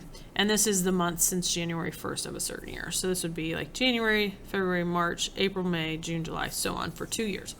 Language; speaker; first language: English; native; English